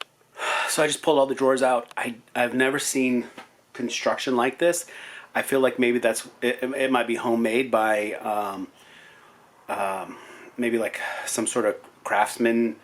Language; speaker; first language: English; native; English